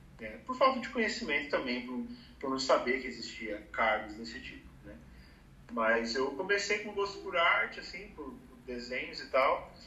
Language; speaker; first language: Portuguese; native; Portuguese